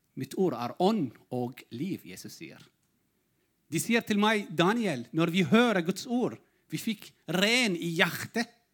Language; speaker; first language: Norwegian; non-native, learner; Arabic